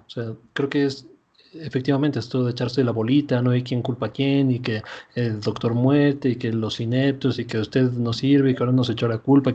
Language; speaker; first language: Spanish; native; Spanish